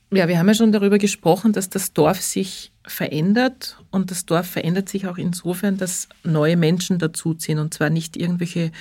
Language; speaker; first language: German; native; German